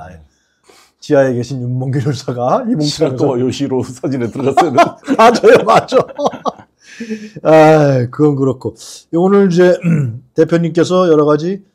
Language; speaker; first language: Korean; native; Korean